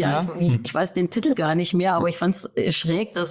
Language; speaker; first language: German; native; German